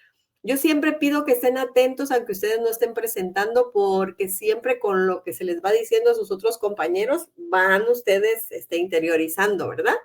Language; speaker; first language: Spanish; native; Spanish